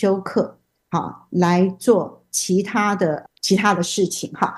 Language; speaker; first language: Chinese; native; Chinese